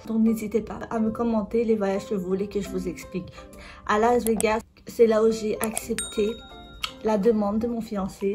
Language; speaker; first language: French; native; French